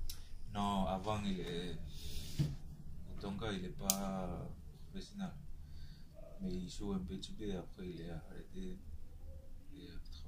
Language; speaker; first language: French; non-native, learner; Tongan